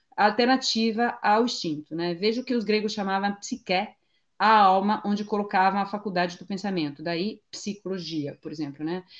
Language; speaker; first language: Portuguese; non-native, fluent; Italian